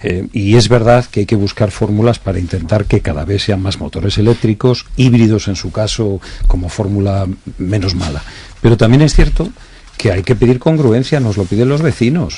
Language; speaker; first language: Spanish; native; Spanish